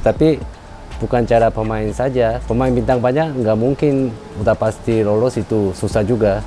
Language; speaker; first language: Indonesian; non-native, fluent; Korean